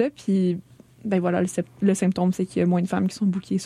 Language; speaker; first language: French; native; French